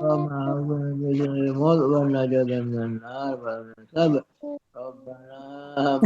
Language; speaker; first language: Arabic; non-native, fluent; Indonesian